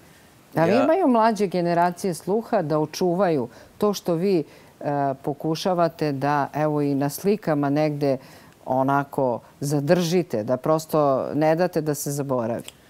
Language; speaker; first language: Serbian; native; Serbian